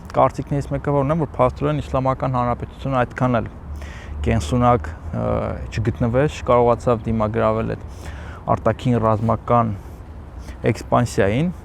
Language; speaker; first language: Armenian; native; Armenian